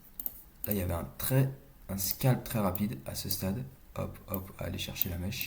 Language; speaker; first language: French; native; French